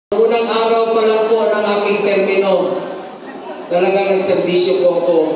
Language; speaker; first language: Filipino; non-native, local second language; Cebuano